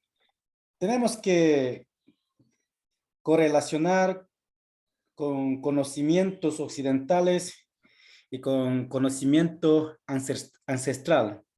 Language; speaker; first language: Spanish; non-native, local second language; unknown